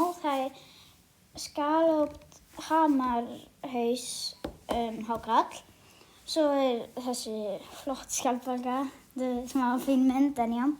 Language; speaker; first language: Icelandic; early bilingual, other home language; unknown